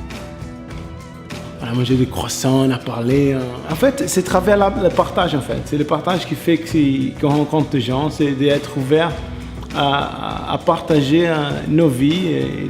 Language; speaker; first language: French; non-native, fluent; Portuguese